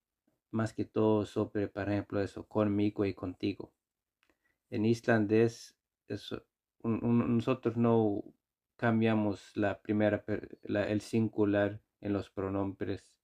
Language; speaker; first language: Spanish; non-native, fluent; Icelandic